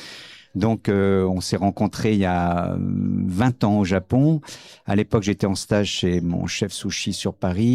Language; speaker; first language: French; native; French